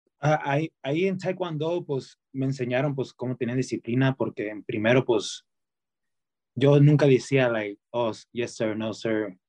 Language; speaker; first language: Spanish; early bilingual, heritage; Spanish